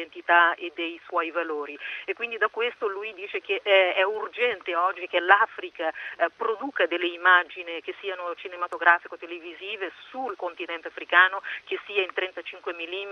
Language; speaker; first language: Italian; non-native, fluent; Portuguese